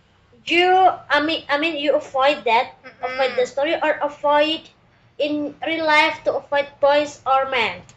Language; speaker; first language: English; non-native, learner; Indonesian